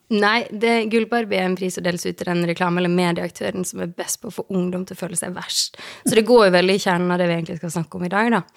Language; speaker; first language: Norwegian; native; Norwegian